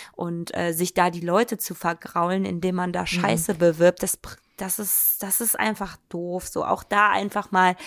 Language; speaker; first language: German; native; German